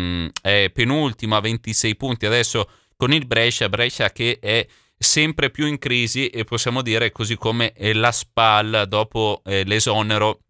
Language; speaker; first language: Italian; native; Italian